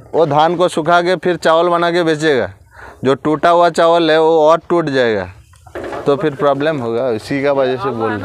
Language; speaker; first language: Hindi; non-native, local second language; Bangla